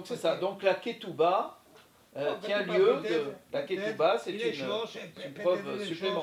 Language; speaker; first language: French; native; French